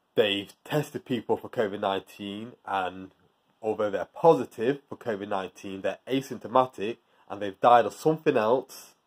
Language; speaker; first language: English; native; English